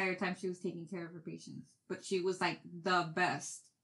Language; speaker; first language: English; native; English